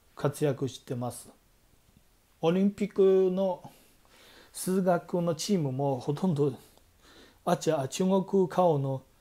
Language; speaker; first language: Japanese; non-native, fluent; Chinese